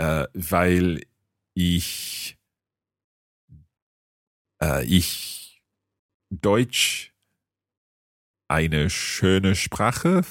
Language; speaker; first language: German; non-native, fluent; English